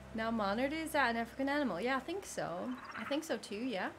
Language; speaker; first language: English; non-native, fluent; Dutch